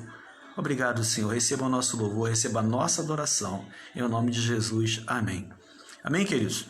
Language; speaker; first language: Portuguese; native; Portuguese